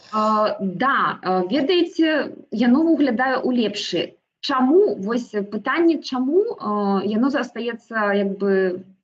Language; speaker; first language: Belarusian; non-native, local second language; Russian